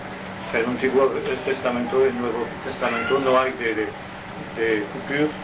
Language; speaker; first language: Spanish; non-native, learner; French